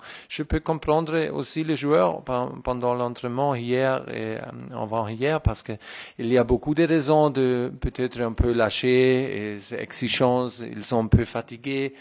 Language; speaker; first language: French; non-native, fluent; German